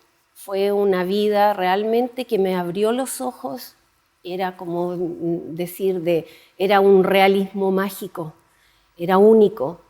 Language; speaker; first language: Spanish; native; Spanish